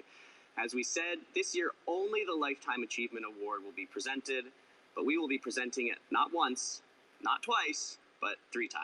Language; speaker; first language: English; native; English